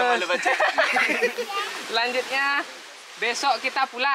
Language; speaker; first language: Indonesian; native; Indonesian